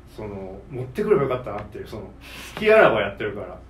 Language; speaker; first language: Japanese; native; Japanese